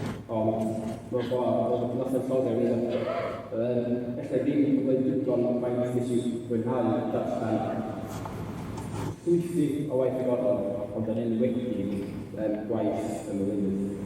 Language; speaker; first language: Welsh; native; Welsh